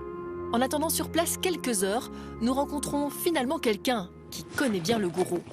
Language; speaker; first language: French; native; French